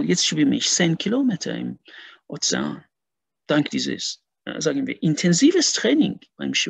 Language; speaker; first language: German; non-native, fluent; Persian